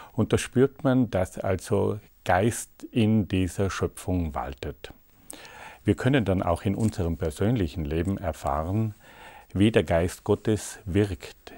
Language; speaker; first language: German; native; German